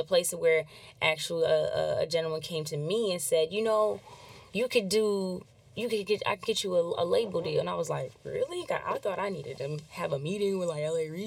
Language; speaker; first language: English; native; English